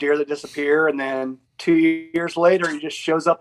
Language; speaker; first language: English; native; English